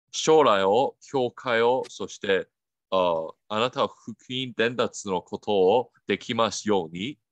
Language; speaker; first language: Japanese; non-native, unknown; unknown